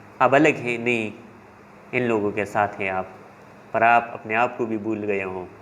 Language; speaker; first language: Urdu; non-native, local second language; Pashto